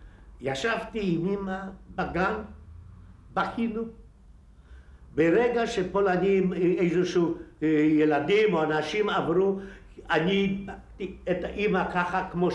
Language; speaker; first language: Hebrew; non-native, fluent; Polish